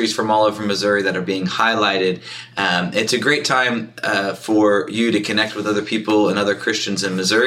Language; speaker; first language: English; native; English